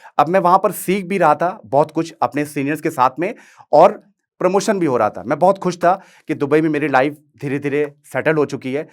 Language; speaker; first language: Hindi; native; Hindi